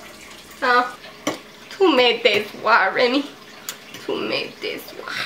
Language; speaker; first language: French; non-native, learner; English